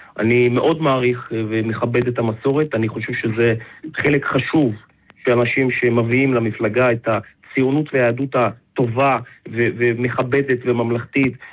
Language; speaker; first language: Hebrew; non-native, fluent; Russian